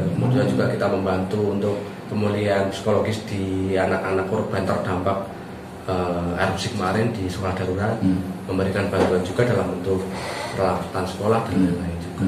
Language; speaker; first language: Indonesian; native; Indonesian